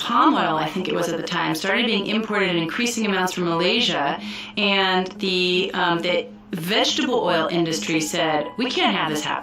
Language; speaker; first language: English; native; English